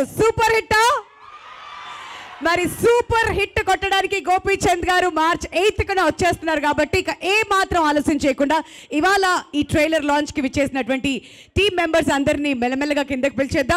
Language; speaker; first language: Telugu; native; Telugu